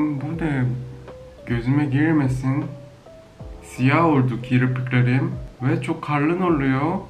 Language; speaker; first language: Turkish; non-native, learner; Korean